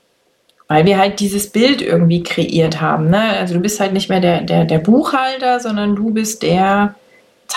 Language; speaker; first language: German; native; German